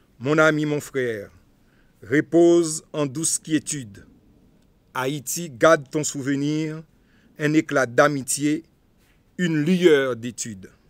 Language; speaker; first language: French; non-native, local second language; Haitian Creole